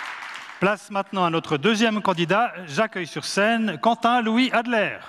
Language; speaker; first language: French; native; French